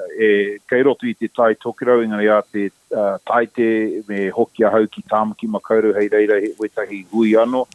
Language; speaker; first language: Māori; non-native, local second language; English